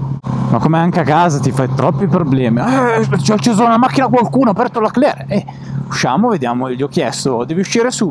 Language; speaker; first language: Italian; native; Italian